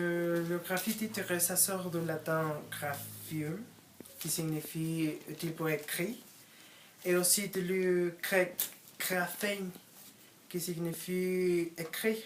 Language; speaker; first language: French; non-native, learner; Spanish